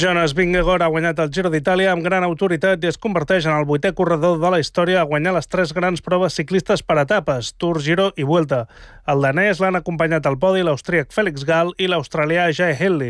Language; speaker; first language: Catalan; native; Catalan